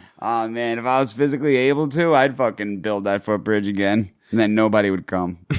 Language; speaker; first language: English; native; English